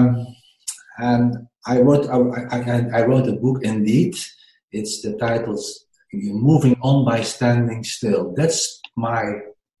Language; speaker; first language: English; non-native, fluent; Dutch